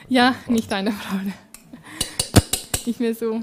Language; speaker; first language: German; non-native, fluent; Hungarian